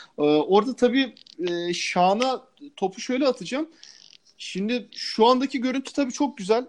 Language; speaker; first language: Turkish; native; Turkish